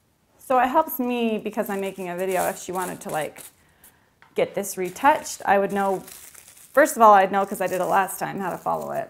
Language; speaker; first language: English; native; English